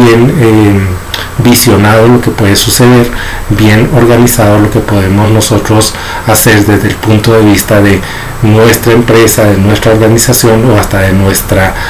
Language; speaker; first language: Spanish; native; Spanish